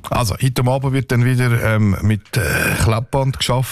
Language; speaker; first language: German; native; German